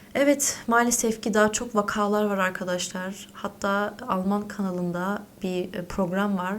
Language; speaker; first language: Turkish; early bilingual, heritage; Turkish